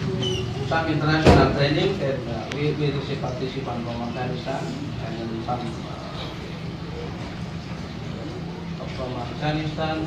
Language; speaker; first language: English; non-native, fluent; Indonesian